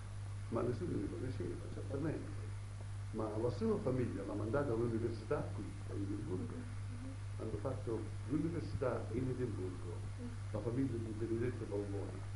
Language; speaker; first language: Italian; early bilingual, heritage; Italian